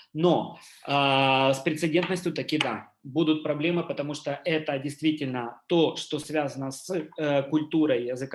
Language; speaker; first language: Russian; native; Russian